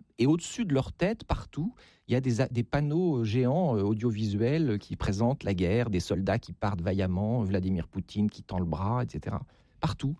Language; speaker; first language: French; native; French